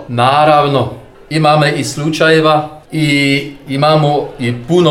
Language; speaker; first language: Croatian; non-native, fluent; Czech